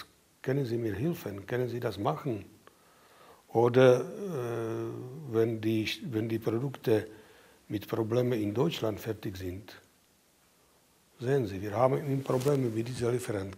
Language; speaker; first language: German; non-native, fluent; Czech